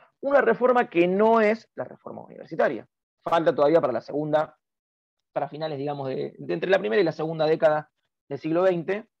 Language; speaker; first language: Spanish; native; Spanish